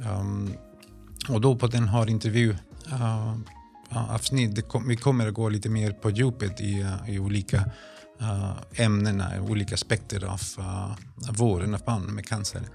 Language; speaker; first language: Swedish; non-native, fluent; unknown